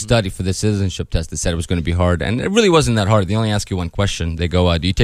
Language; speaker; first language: English; non-native, fluent; Russian